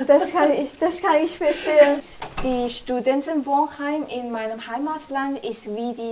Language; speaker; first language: German; non-native, learner; English